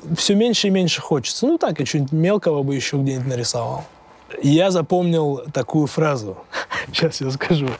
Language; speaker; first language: Russian; native; Russian